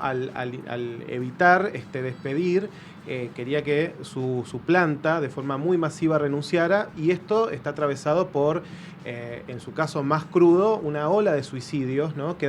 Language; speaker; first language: Spanish; native; Spanish